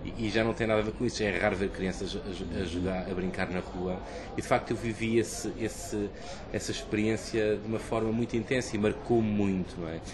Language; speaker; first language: Portuguese; native; Portuguese